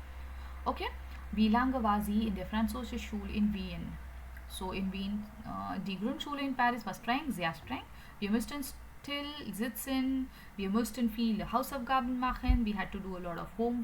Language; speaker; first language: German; non-native, fluent; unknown